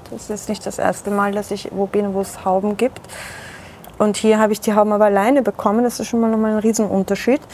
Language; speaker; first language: German; early bilingual, other home language; Persian